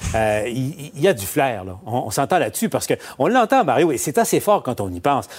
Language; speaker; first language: French; native; French